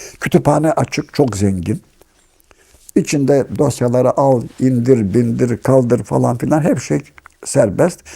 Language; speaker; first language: Turkish; native; Turkish